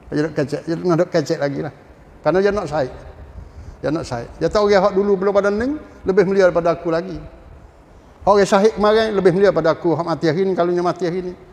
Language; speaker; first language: Malay; native; Malay